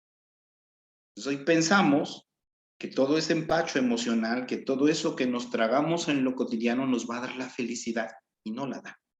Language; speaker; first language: Spanish; native; Spanish